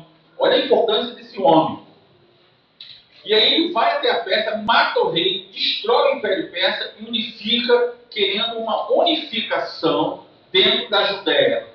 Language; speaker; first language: Portuguese; native; Portuguese